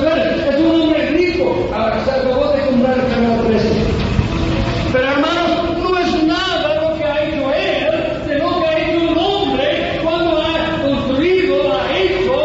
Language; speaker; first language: Spanish; non-native, fluent; English